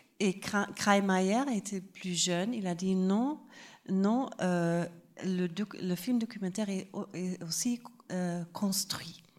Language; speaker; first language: French; non-native, fluent; German